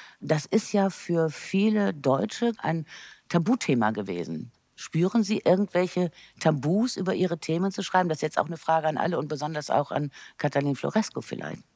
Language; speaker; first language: German; native; German